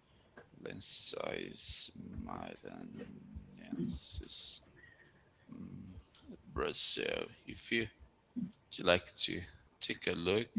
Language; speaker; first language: English; non-native, fluent; Portuguese